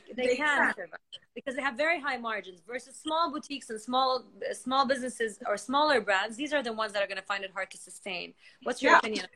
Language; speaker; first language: English; non-native, fluent; Arabic